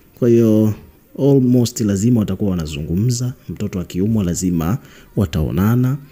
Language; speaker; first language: Swahili; native; Swahili